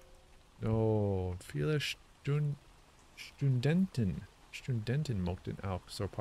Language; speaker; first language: German; non-native, learner; English